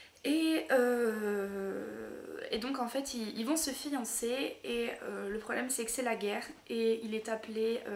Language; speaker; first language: French; native; French